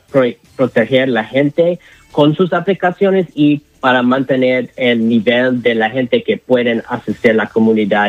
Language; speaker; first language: Spanish; non-native, learner; English